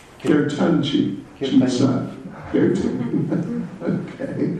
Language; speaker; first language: Russian; non-native, learner; English